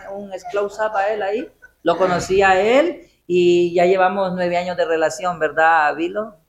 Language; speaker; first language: Spanish; native; Spanish